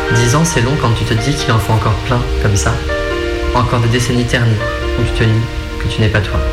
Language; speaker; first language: French; native; French